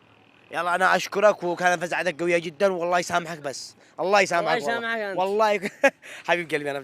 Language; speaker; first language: Arabic; native; Arabic